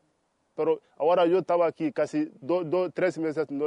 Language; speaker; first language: Spanish; non-native, learner; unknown